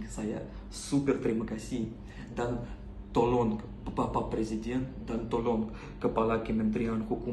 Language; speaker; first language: Indonesian; non-native, learner; Russian